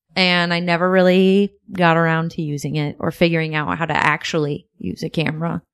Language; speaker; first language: English; native; English